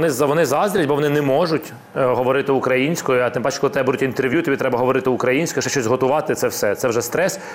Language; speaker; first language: Ukrainian; non-native, local second language; Russian